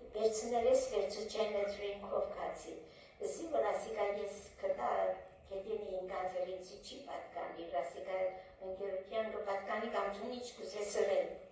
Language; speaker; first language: Armenian; early bilingual, heritage; Armenian